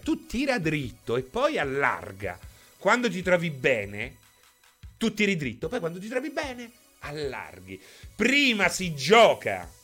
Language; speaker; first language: Italian; native; Italian